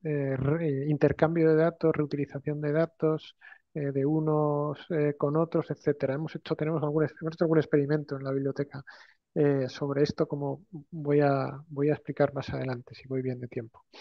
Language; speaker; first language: Spanish; native; Spanish